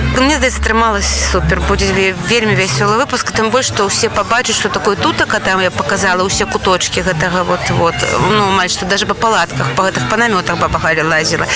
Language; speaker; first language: Belarusian; non-native, local second language; Russian